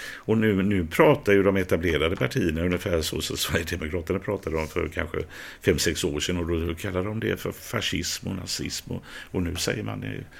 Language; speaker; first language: Swedish; native; Swedish